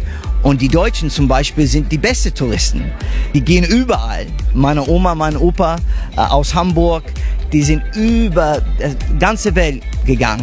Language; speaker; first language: German; non-native, fluent; English